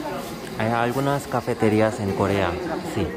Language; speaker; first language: Spanish; non-native, fluent; Korean